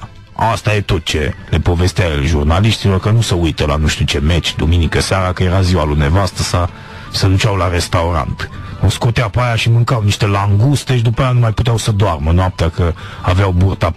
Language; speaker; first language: Romanian; native; Romanian